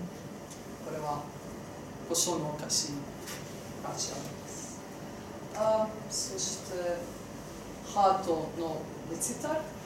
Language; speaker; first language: Japanese; non-native, learner; Croatian